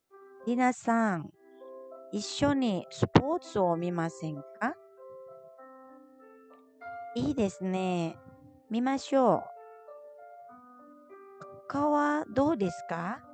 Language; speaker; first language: Japanese; non-native, fluent; Indonesian